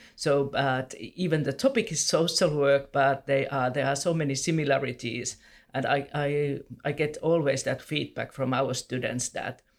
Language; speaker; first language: English; non-native, fluent; Finnish